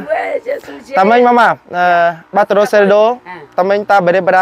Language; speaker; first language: Portuguese; non-native, learner; Vietnamese